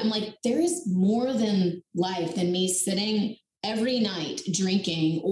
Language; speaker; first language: English; native; English